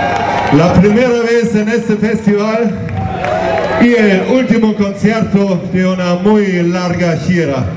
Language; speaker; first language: Spanish; non-native, learner; German